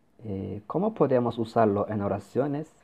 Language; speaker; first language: Spanish; non-native, learner; Turkish